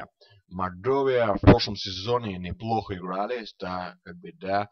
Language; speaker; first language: Russian; non-native, fluent; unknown